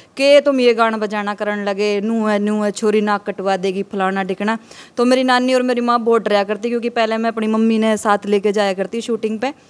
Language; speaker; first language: Hindi; native; Hindi